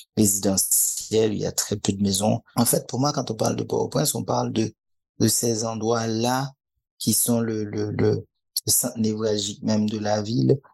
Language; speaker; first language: French; native; French